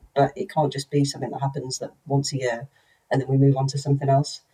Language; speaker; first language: English; native; English